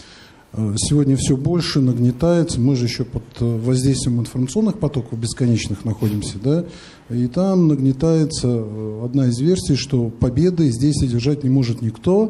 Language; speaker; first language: Russian; native; Russian